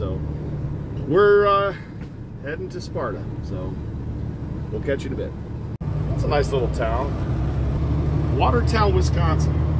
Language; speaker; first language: English; native; English